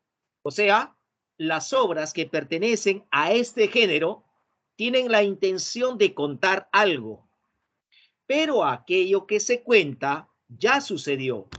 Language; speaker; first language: Spanish; native; Spanish